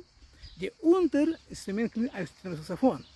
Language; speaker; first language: German; non-native, learner; Russian